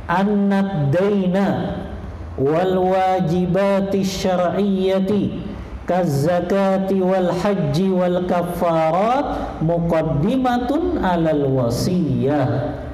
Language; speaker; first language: Arabic; non-native, fluent; Indonesian